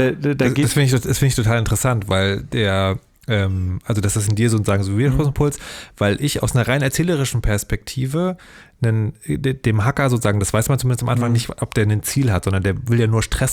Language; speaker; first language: German; native; German